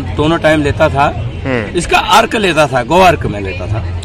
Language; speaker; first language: Hindi; native; Hindi